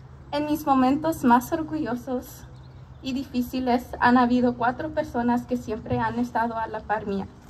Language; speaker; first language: Spanish; early bilingual, heritage; Spanish